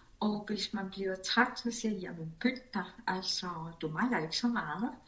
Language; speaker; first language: Danish; early bilingual, other home language; Spanish